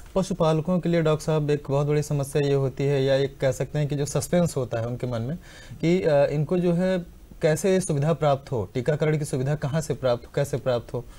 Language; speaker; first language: Hindi; native; Hindi